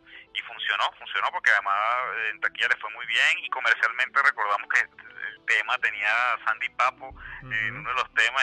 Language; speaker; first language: Spanish; native; Spanish